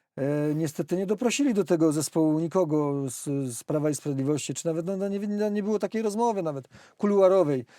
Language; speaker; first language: Polish; native; Polish